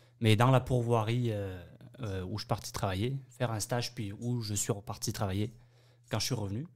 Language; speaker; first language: French; native; French